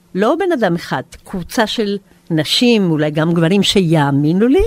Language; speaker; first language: Hebrew; non-native, fluent; Spanish